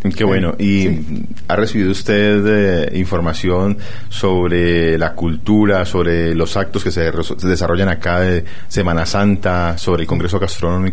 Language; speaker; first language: Spanish; native; Spanish